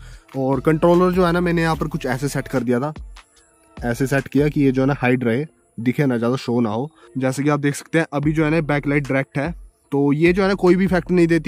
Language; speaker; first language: Hindi; native; Hindi